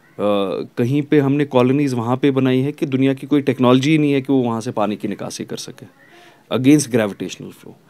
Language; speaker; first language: Hindi; non-native, local second language; Kashmiri